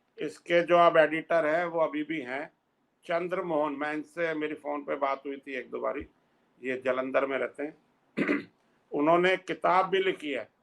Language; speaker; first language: Hindi; native; Hindi